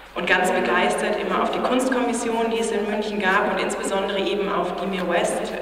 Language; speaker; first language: German; native; German